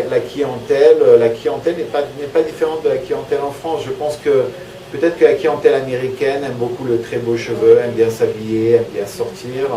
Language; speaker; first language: French; native; French